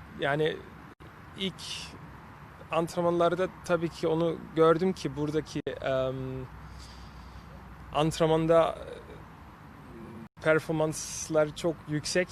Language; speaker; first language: Turkish; early bilingual, heritage; Turkish